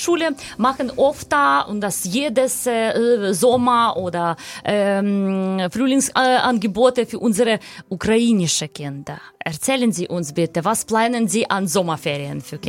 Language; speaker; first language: German; non-native, learner; Ukrainian